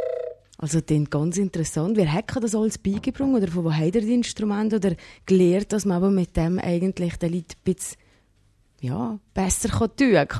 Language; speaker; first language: German; native; German